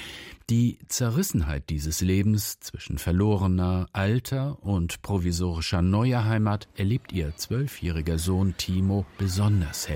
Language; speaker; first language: German; native; German